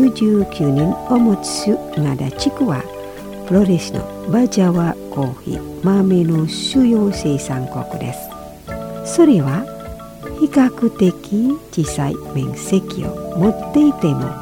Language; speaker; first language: Japanese; non-native, fluent; Indonesian